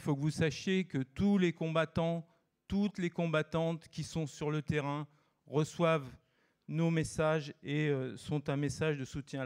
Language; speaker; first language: French; native; French